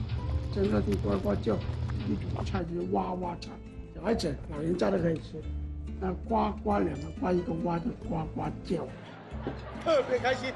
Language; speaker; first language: Chinese; non-native, local second language; Cantonese